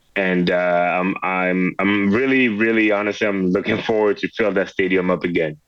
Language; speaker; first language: English; non-native, fluent; French